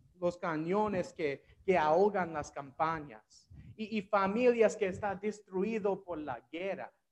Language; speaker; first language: Spanish; non-native, learner; English